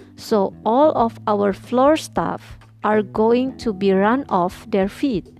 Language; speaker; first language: English; non-native, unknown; Indonesian